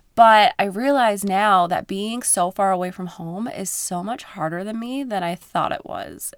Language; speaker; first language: English; native; English